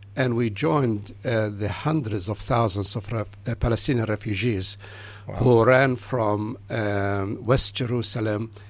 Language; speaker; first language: English; non-native, fluent; Arabic